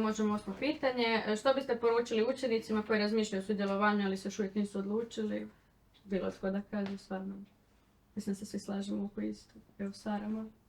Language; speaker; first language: Croatian; native; Croatian